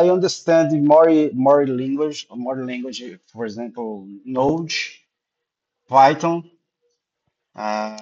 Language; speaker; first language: English; non-native, learner; Portuguese